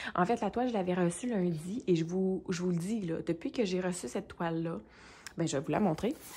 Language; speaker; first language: French; native; French